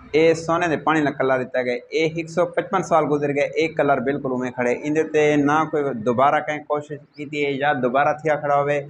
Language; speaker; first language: Urdu; non-native, local second language; Saraiki